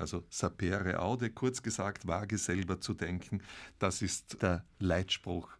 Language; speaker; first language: German; native; German